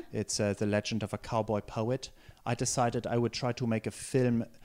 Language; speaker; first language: English; non-native, fluent; German